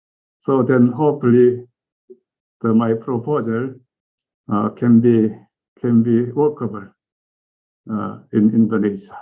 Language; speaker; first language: English; non-native, learner; Korean